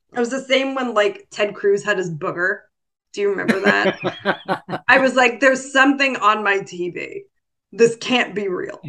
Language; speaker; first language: English; early bilingual, other home language; Italian